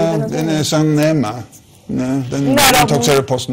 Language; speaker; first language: Greek; non-native, learner; English